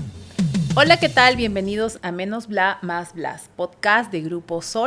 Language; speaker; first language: Spanish; native; Spanish